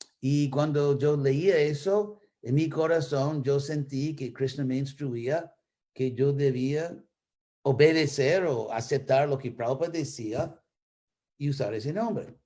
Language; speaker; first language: Spanish; non-native, fluent; English